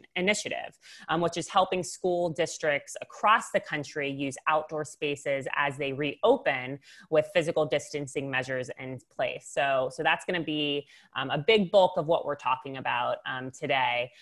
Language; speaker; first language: English; native; English